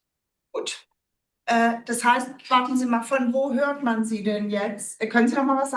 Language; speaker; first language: German; native; German